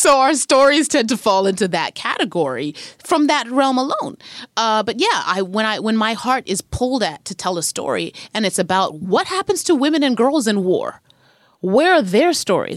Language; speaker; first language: English; native; English